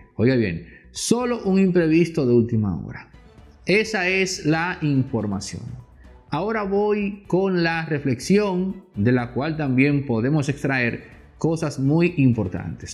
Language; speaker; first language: Spanish; native; Spanish